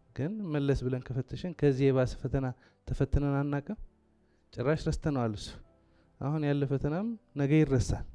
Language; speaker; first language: Amharic; non-native, local second language; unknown